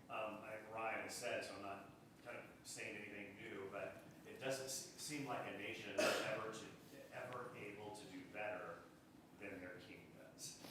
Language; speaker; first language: English; native; English